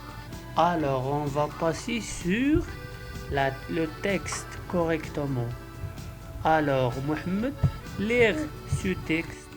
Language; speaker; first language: French; non-native, local second language; Arabic